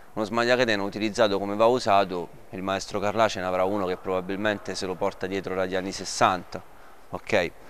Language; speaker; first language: Italian; native; Italian